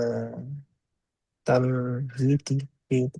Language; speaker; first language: Arabic; non-native, learner; Indonesian